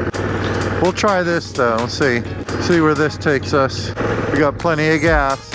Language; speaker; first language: English; native; English